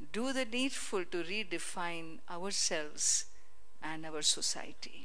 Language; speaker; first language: English; non-native, local second language; Hindi